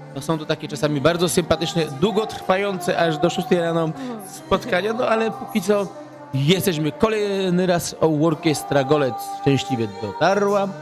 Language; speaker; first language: Polish; native; Polish